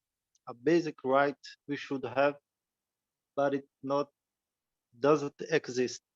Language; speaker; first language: English; non-native, learner; Portuguese